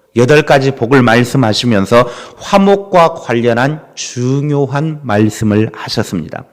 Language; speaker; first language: Korean; native; Korean